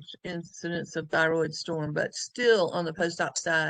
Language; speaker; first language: English; native; English